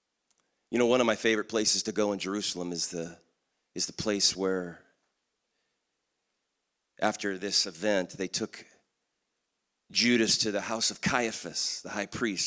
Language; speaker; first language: English; native; English